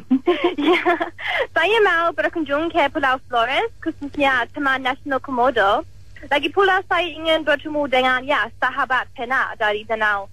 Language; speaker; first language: Indonesian; non-native, learner; English